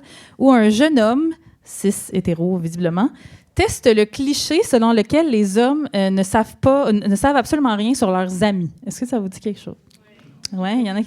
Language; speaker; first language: French; native; French